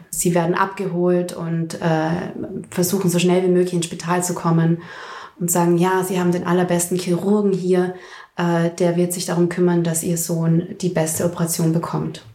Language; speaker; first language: German; native; German